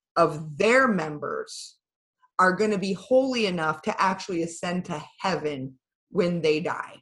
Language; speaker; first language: English; native; English